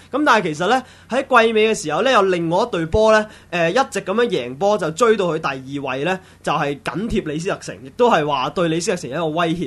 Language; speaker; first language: Cantonese; native; Cantonese